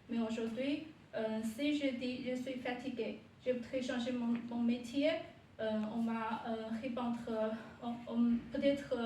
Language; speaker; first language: French; non-native, learner; Chinese